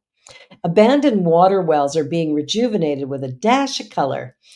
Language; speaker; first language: English; native; English